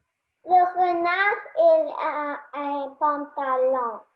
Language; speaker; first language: French; non-native, learner; Chinese